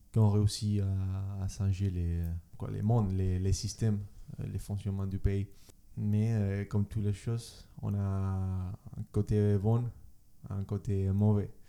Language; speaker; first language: French; non-native, fluent; Spanish